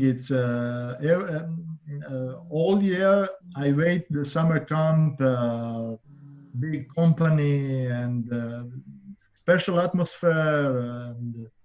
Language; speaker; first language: English; non-native, learner; Croatian